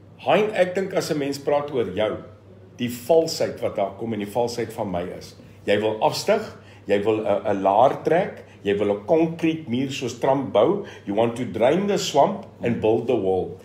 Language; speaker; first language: Afrikaans; non-native, local second language; English